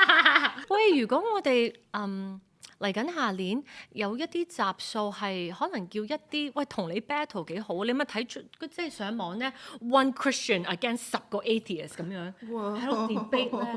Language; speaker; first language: Cantonese; native; Cantonese